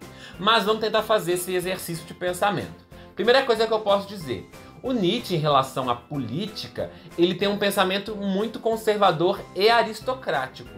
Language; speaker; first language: Portuguese; native; Portuguese